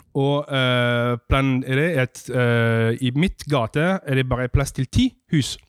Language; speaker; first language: Norwegian; non-native, fluent; French